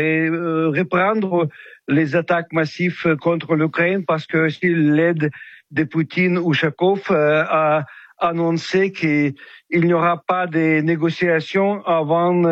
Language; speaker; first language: French; non-native, fluent; Ukrainian